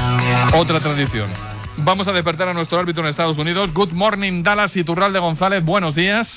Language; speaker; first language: Spanish; native; Spanish